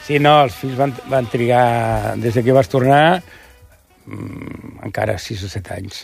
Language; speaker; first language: Catalan; non-native, local second language; Spanish